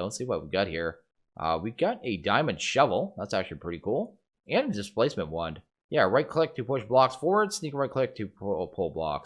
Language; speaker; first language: English; native; English